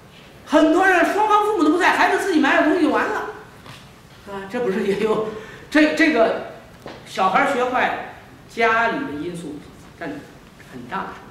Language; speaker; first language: Chinese; native; Chinese